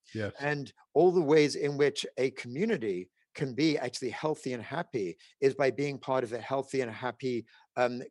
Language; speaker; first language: English; native; English